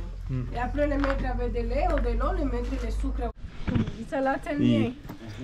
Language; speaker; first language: French; non-native, learner; Spanish